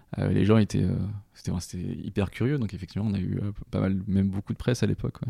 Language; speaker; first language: French; native; French